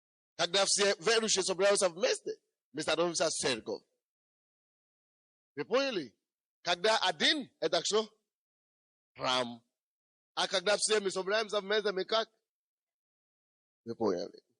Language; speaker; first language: Russian; non-native, fluent; Yoruba